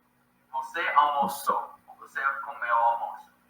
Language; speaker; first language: Portuguese; non-native, fluent; English